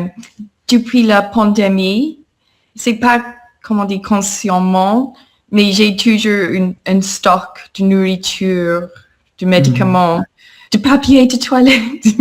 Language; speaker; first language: French; non-native, fluent; English